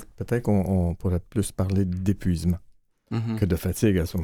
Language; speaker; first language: French; native; French